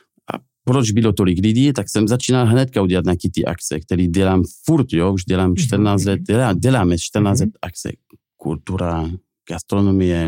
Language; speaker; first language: Czech; non-native, fluent; French